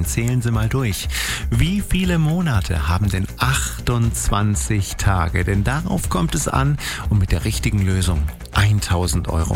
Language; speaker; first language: German; native; German